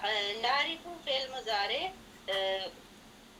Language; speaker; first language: Arabic; non-native, learner; Urdu